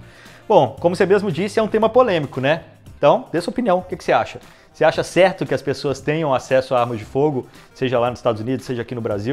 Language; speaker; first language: Portuguese; native; Portuguese